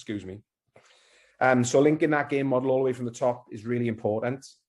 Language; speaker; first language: English; native; English